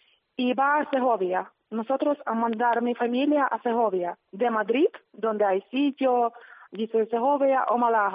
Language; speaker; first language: Spanish; non-native, learner; Ukrainian